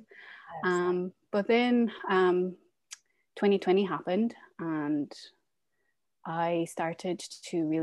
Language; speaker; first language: English; native; English